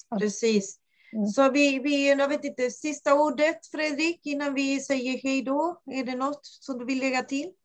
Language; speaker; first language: Swedish; non-native, fluent; Spanish